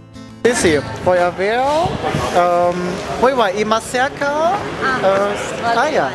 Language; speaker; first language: Spanish; non-native, learner; German